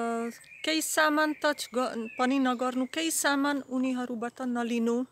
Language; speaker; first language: Nepali; non-native, learner; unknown